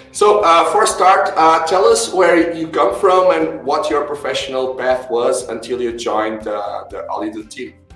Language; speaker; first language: English; non-native, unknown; Portuguese